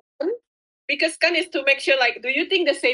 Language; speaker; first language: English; non-native, fluent; Indonesian